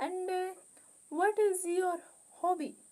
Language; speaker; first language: English; non-native, local second language; Hindi